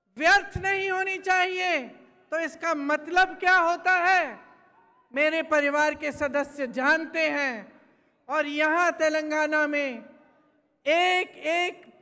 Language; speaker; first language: Hindi; native; Hindi